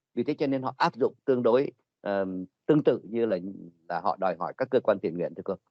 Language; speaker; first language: Vietnamese; native; Vietnamese